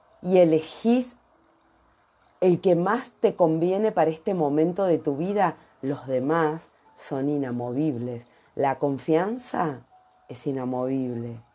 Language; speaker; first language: Spanish; native; Spanish